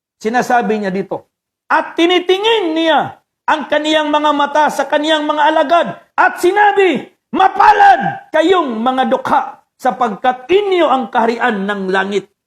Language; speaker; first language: Filipino; non-native, local second language; Cebuano